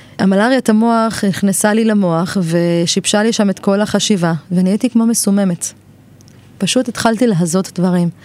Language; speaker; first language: Hebrew; native; Hebrew